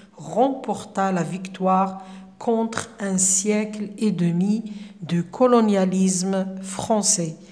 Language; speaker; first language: French; non-native, local second language; Arabic